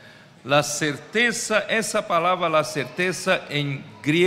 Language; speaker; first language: Spanish; non-native, fluent; Portuguese